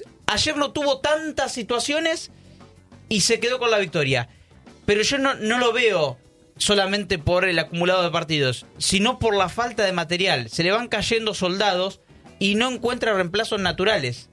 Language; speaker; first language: Spanish; native; Spanish